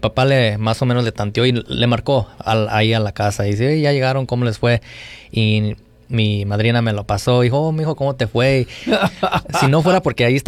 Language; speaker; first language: Spanish; early bilingual, heritage; Spanish